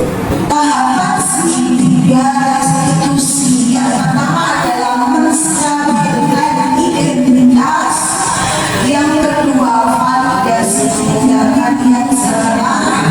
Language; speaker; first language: Indonesian; native; Indonesian